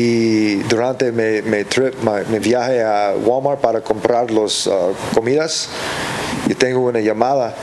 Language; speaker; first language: Spanish; early bilingual, heritage; English